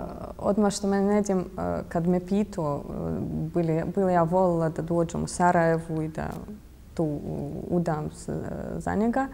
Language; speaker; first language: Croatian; non-native, fluent; Russian